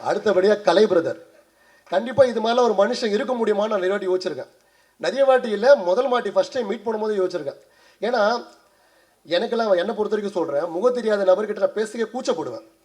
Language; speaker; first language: Tamil; native; Tamil